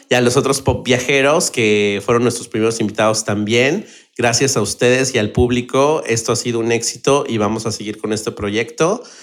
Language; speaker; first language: Spanish; native; Spanish